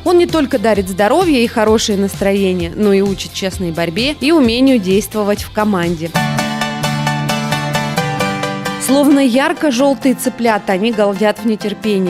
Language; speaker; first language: Russian; native; Russian